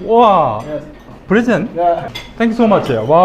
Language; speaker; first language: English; non-native, learner; Korean